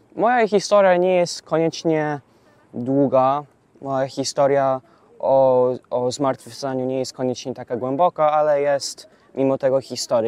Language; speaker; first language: Polish; early bilingual, heritage; English